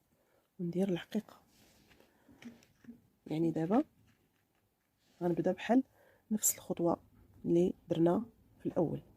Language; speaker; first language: Arabic; native; Arabic